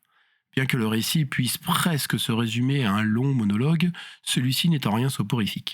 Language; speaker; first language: French; native; French